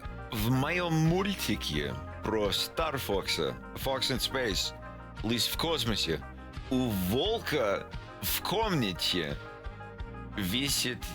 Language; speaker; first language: Russian; non-native, learner; English